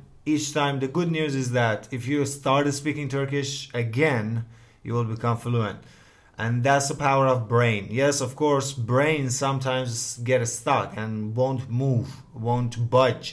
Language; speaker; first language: English; non-native, fluent; Persian